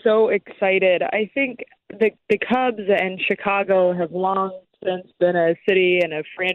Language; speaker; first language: English; native; English